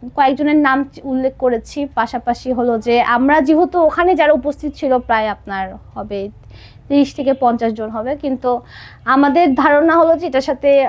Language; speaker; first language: Bangla; non-native, local second language; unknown